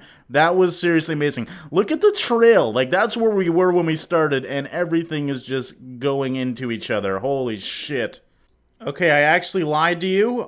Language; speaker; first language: English; native; English